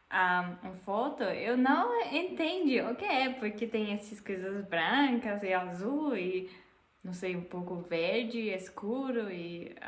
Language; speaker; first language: Portuguese; non-native, fluent; German